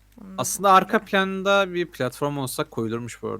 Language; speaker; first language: Turkish; native; Turkish